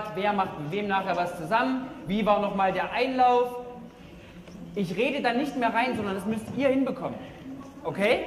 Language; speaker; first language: German; native; German